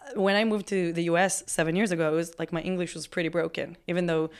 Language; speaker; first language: English; non-native, fluent; Hebrew